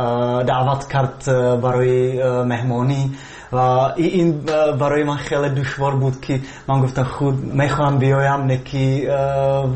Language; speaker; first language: Persian; non-native, fluent; Czech